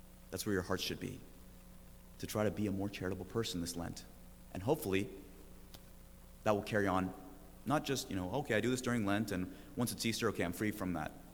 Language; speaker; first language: English; native; English